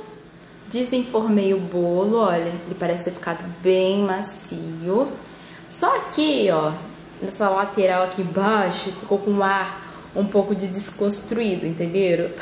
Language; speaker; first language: Portuguese; native; Portuguese